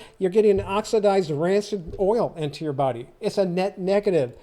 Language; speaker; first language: English; native; English